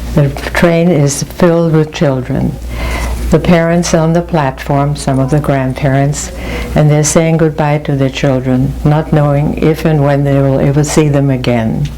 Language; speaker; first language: English; early bilingual, other home language; German